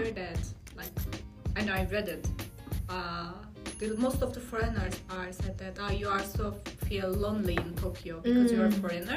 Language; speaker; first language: English; non-native, fluent; Turkish